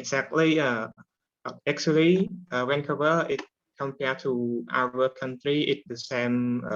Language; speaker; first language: English; non-native, learner; Khmer